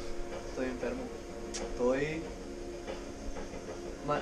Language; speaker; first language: Portuguese; non-native, learner; Nepali